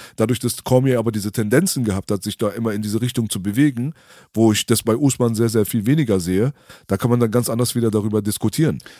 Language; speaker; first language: German; early bilingual, other home language; Persian